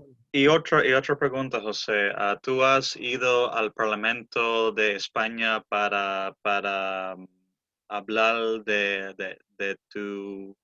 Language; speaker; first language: Spanish; early bilingual, heritage; Spanish